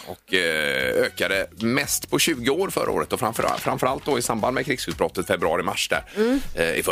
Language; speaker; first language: Swedish; native; Swedish